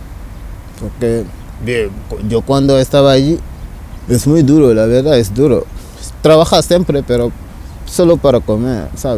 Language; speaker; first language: Spanish; non-native, learner; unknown